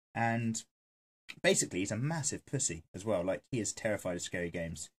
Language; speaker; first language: English; native; English